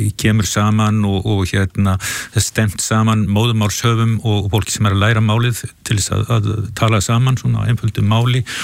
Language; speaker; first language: Icelandic; native; Icelandic